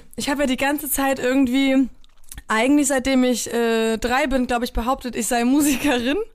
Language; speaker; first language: German; early bilingual, other home language; Polish